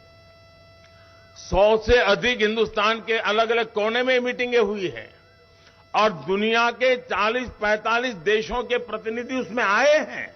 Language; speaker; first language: Hindi; non-native, local second language; Gujarati